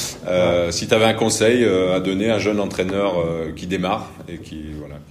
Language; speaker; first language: French; native; French